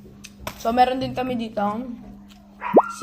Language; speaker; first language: Filipino; native; Filipino